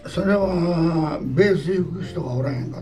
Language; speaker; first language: Japanese; native; Japanese